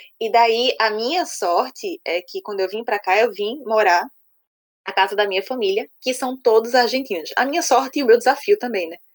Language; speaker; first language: Portuguese; native; Portuguese